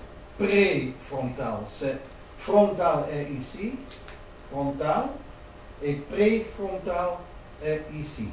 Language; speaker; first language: French; non-native, learner; Dutch